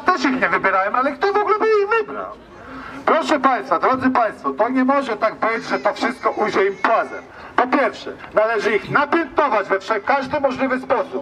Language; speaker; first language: Polish; native; Polish